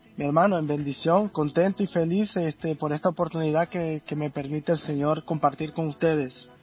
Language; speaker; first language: Spanish; native; Spanish